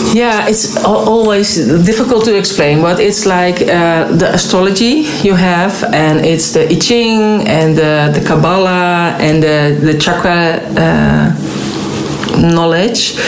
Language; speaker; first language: English; non-native, fluent; Dutch